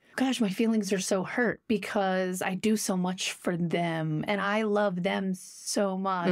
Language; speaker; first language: English; native; English